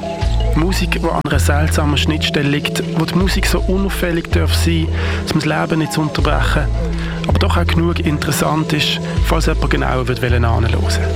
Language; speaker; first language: German; native; German